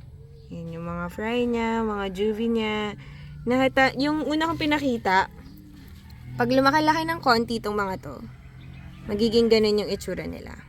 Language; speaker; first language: Filipino; native; Filipino